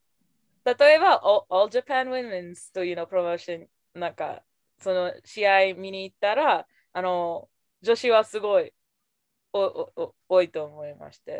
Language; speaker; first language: Japanese; non-native, fluent; English